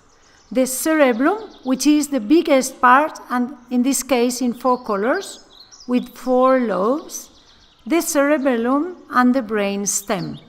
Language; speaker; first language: English; non-native, fluent; Spanish